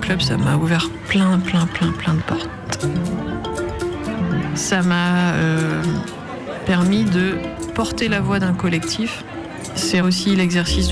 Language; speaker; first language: French; native; French